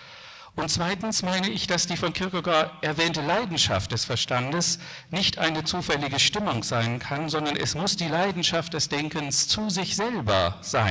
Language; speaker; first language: German; native; German